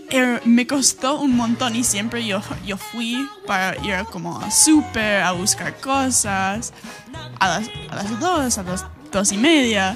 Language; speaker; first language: Spanish; non-native, fluent; English